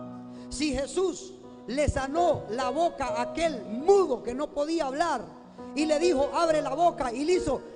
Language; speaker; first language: Spanish; native; Spanish